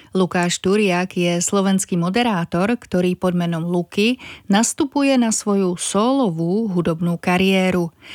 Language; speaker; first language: Slovak; native; Slovak